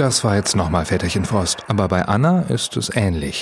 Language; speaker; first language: German; native; German